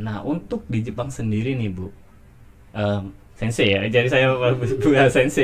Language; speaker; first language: Indonesian; native; Indonesian